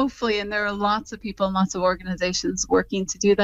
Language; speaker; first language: English; native; English